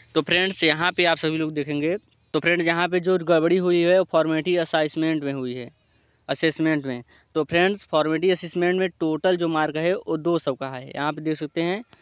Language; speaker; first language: Hindi; native; Hindi